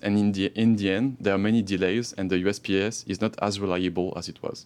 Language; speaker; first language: English; non-native, fluent; French